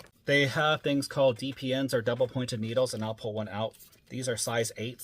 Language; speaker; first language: English; native; English